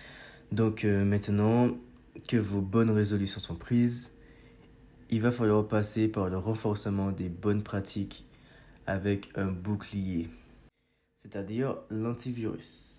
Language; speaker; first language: French; native; French